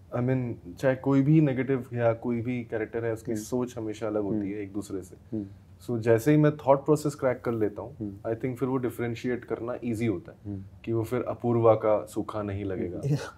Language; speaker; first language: Hindi; native; Hindi